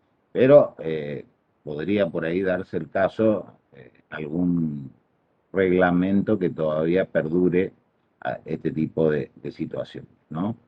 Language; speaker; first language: Spanish; native; Spanish